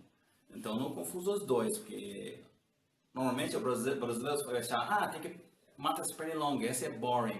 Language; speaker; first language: Portuguese; non-native, learner; English